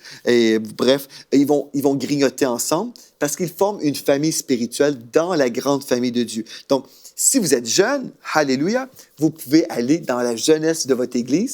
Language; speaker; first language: French; native; French